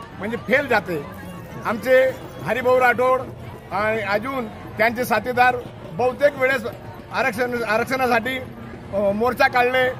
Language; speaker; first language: Marathi; non-native, local second language; Lambadi